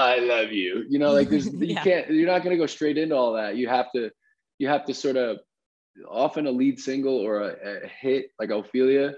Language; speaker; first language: English; native; English